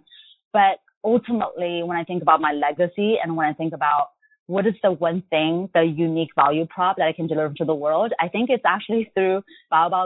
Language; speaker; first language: English; non-native, fluent; Chinese